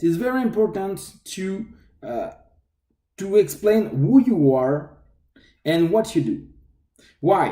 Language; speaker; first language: English; non-native, fluent; French